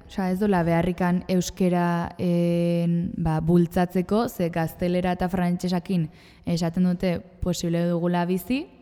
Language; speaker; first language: Basque; native; Basque